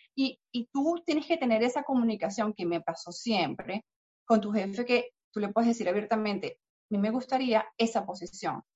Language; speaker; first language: Spanish; native; Spanish